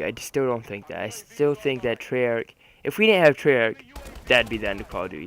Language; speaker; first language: English; native; English